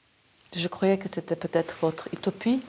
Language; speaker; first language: French; non-native, fluent; Serbian